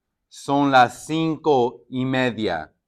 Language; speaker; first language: Spanish; non-native, fluent; English